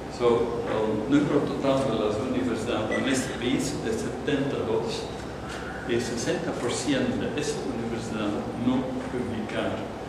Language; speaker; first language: Spanish; non-native, fluent; Dutch